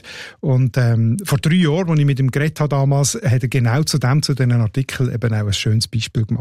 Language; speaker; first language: German; native; German